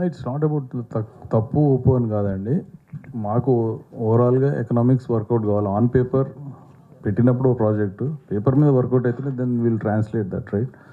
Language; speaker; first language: Telugu; native; Telugu